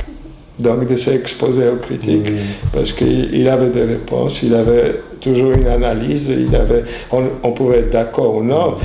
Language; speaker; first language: French; non-native, fluent; Polish